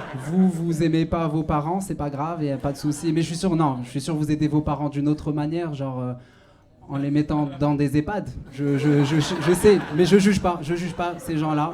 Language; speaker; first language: French; non-native, local second language; Arabic